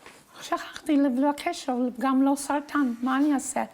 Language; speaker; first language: Hebrew; non-native, fluent; English